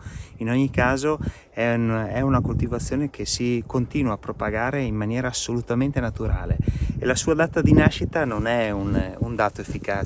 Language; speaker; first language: Italian; native; Italian